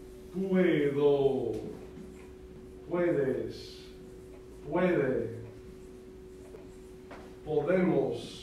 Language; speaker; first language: Spanish; non-native, fluent; English